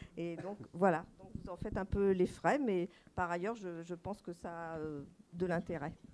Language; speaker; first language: French; native; French